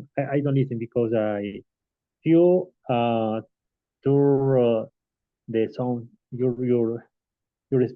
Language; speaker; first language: English; non-native, learner; Spanish